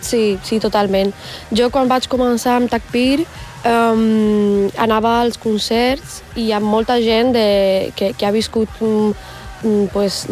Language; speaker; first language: Catalan; early bilingual, other home language; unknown